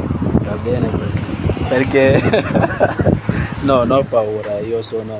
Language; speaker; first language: Italian; non-native, learner; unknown